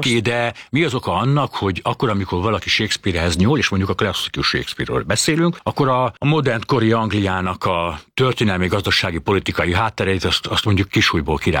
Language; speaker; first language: Hungarian; native; Hungarian